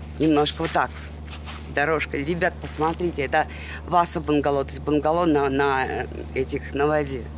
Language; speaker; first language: Russian; native; Russian